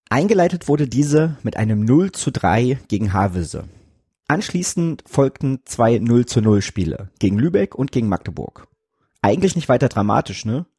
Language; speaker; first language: German; native; German